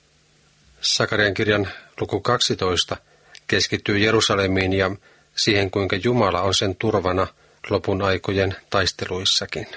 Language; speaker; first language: Finnish; native; Finnish